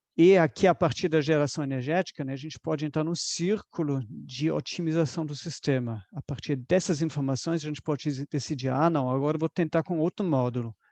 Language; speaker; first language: Portuguese; non-native, fluent; German